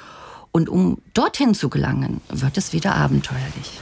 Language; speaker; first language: German; native; German